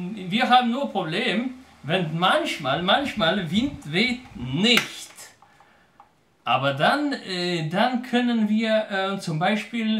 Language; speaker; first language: German; non-native, fluent; Polish